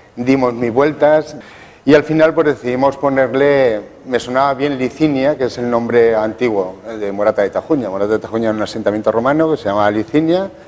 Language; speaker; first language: Spanish; native; Spanish